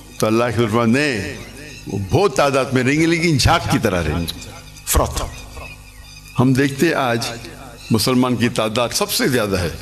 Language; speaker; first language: Urdu; non-native, local second language; English